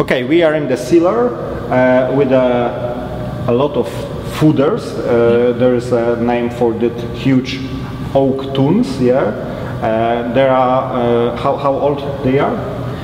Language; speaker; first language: English; non-native, fluent; Polish